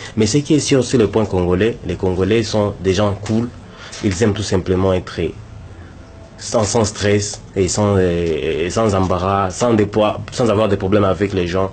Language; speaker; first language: French; non-native, local second language; Swahili